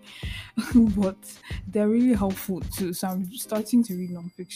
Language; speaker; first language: English; non-native, local second language; Igbo